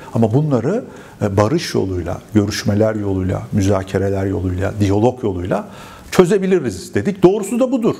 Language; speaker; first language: Turkish; native; Turkish